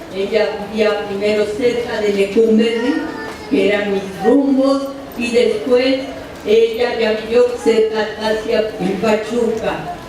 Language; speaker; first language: Spanish; early bilingual, other home language; French